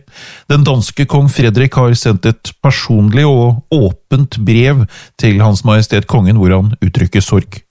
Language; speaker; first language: Norwegian; native; Norwegian